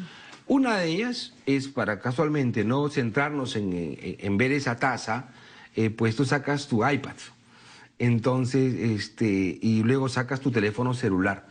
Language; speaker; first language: Spanish; native; Spanish